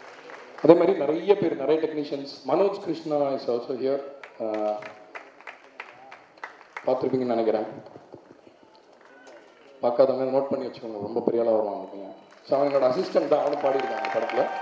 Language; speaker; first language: Tamil; native; Tamil